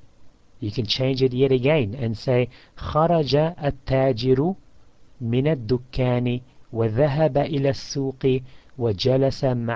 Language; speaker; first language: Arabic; non-native, fluent; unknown